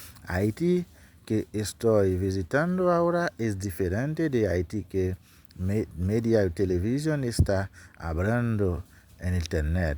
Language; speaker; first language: Spanish; non-native, learner; Haitian Creole